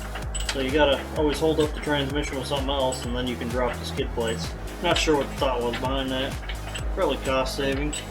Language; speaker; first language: English; native; English